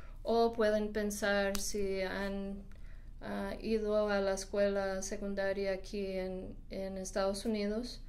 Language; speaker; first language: Spanish; non-native, fluent; English